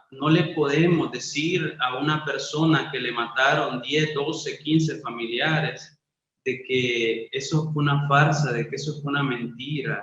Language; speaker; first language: Spanish; native; Spanish